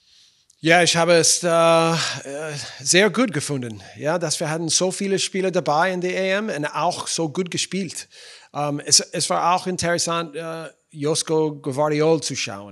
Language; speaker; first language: German; non-native, fluent; English